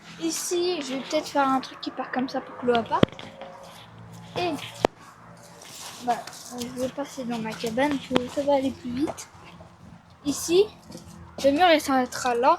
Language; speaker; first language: French; native; French